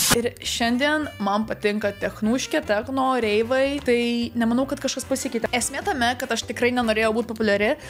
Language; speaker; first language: Lithuanian; non-native, local second language; Polish